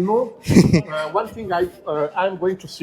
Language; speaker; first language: English; non-native, learner; Persian